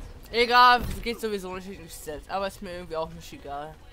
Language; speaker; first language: German; native; German